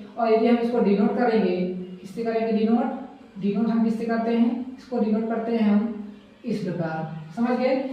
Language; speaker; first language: Hindi; native; Hindi